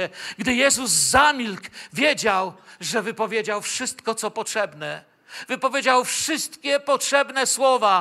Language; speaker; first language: Polish; native; Polish